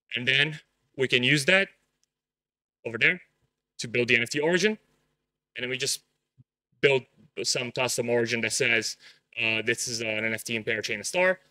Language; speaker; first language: English; non-native, fluent; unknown